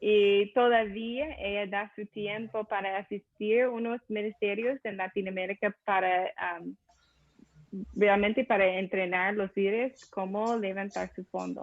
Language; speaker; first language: Spanish; non-native, fluent; English